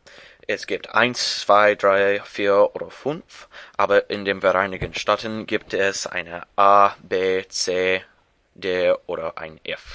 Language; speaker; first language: German; non-native, learner; English